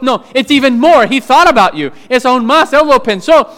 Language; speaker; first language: Spanish; non-native, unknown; English